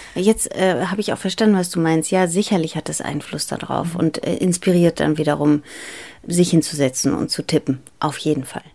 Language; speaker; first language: German; early bilingual, other home language; Greek